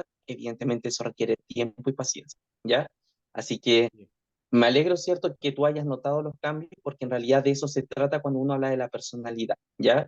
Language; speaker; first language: Spanish; native; Spanish